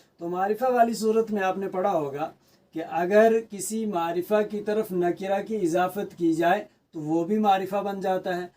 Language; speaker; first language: Urdu; native; Urdu